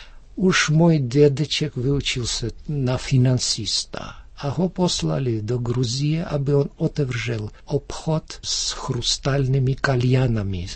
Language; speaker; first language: Czech; early bilingual, heritage; Czech